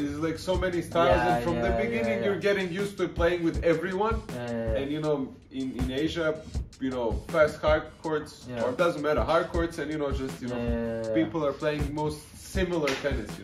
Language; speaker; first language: English; non-native, fluent; Serbian